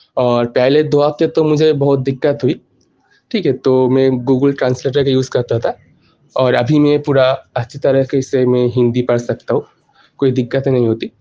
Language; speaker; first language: Hindi; non-native, local second language; Bangla